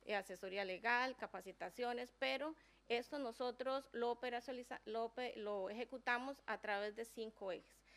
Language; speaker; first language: Spanish; native; Spanish